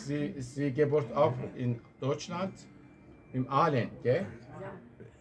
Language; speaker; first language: German; non-native, learner; Turkish